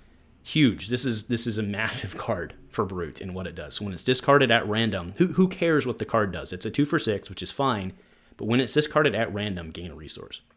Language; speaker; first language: English; native; English